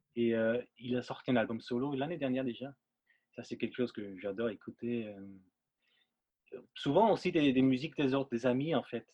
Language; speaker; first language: French; non-native, fluent; German